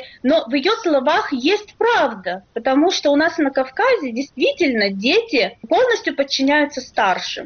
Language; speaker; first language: Russian; native; Russian